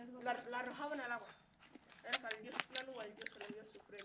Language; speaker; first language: Spanish; native; Spanish